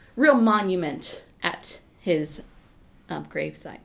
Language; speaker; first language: English; native; English